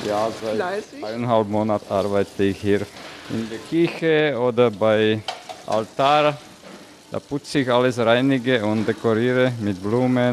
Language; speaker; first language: German; non-native, fluent; Slovak